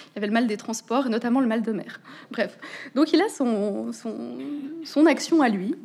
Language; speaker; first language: French; native; French